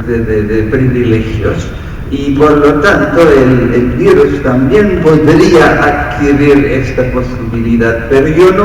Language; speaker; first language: Spanish; non-native, fluent; English